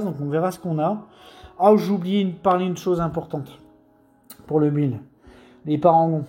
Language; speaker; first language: French; native; French